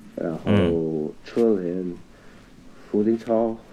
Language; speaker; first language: Chinese; non-native, fluent; English